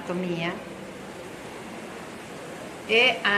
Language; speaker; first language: Italian; non-native, learner; Spanish